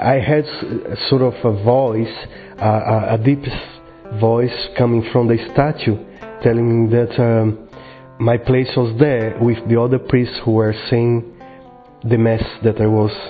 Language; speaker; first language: English; non-native, fluent; Portuguese